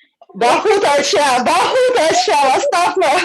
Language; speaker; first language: Hindi; non-native, learner; Russian